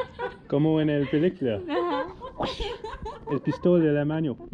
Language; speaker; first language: Spanish; non-native, learner; English